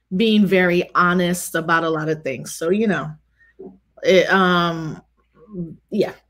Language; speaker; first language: English; native; English